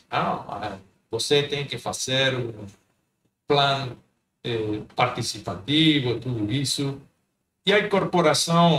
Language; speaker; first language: Portuguese; non-native, fluent; Spanish